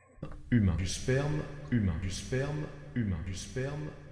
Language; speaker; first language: French; native; French